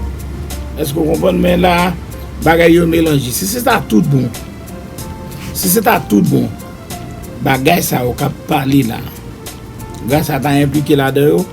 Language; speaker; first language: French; non-native, local second language; Haitian Creole